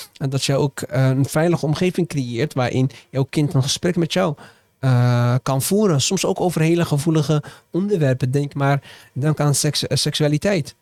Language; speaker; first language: Dutch; early bilingual, other home language; Arabic